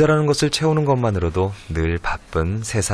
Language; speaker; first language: Korean; native; Korean